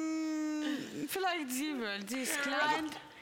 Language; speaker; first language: German; non-native, fluent; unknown